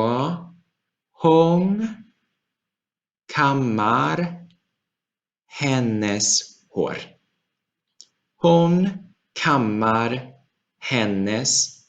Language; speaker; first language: Swedish; non-native, fluent; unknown